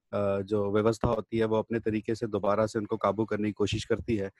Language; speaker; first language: Hindi; native; Hindi